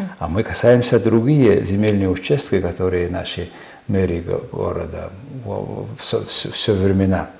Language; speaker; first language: Russian; non-native, fluent; Mongolian